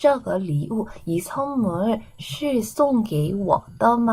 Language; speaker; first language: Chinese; non-native, fluent; Korean